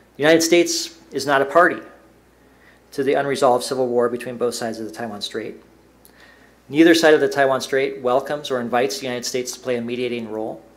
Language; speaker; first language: English; native; English